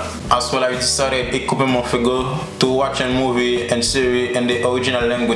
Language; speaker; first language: English; non-native, learner; Haitian Creole